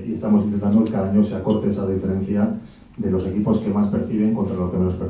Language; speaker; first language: Spanish; native; Spanish